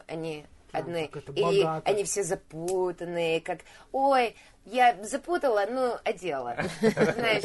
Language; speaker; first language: Russian; early bilingual, heritage; Russian